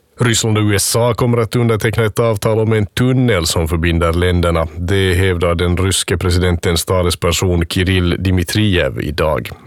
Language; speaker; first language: Swedish; native; Swedish